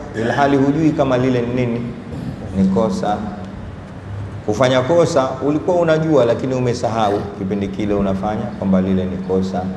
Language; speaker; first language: Swahili; native; Swahili